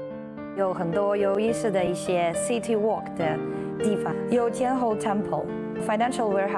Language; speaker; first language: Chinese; non-native, fluent; Russian